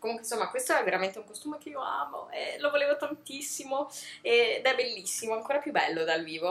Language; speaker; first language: Italian; native; Italian